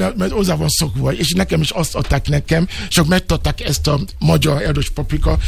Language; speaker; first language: Hungarian; non-native, learner; Yoruba